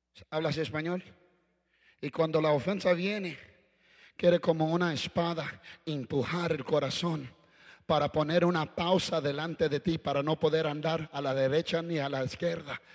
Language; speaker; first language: Spanish; early bilingual, heritage; Spanish